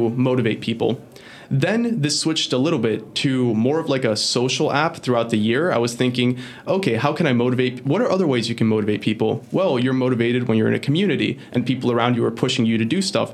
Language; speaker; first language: English; early bilingual, other home language; Spanish